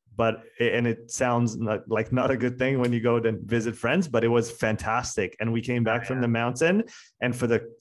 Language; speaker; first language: English; non-native, fluent; French